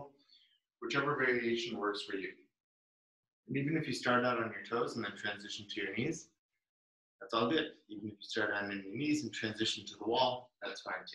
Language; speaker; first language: English; native; English